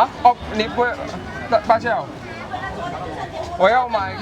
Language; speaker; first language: Chinese; non-native, learner; Indonesian